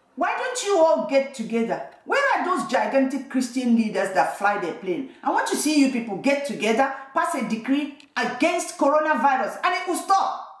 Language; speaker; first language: English; non-native, local second language; Igbo